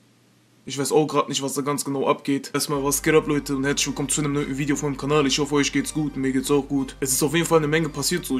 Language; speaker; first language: German; native; German